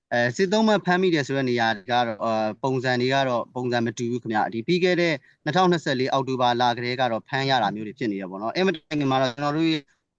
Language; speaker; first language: Burmese; non-native, local second language; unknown